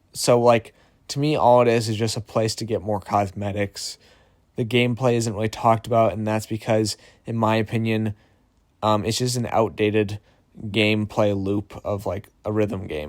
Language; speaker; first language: English; native; English